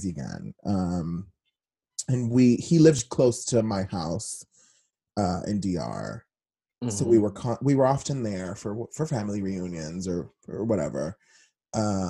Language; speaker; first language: English; early bilingual, other home language; Spanish